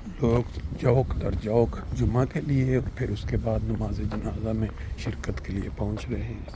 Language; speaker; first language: Urdu; non-native, local second language; Punjabi